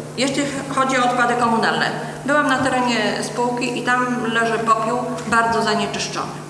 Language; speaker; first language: Polish; native; Polish